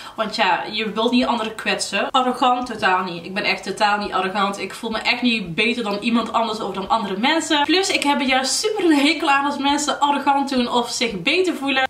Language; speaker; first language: Dutch; early bilingual, other home language; Arabic